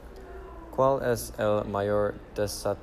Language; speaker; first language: Spanish; non-native, learner; English